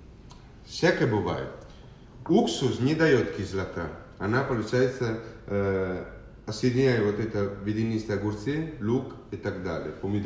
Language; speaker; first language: Russian; non-native, learner; Italian